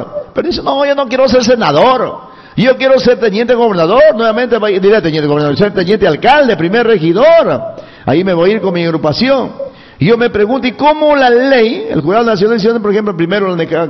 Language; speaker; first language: Spanish; native; Spanish